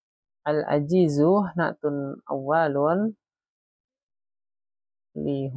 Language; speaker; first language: Arabic; non-native, fluent; Indonesian